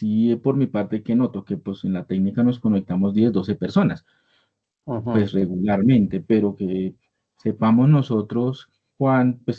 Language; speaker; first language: Spanish; native; Spanish